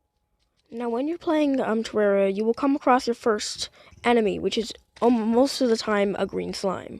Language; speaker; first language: English; native; English